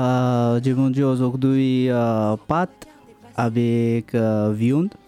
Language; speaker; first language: French; non-native, learner; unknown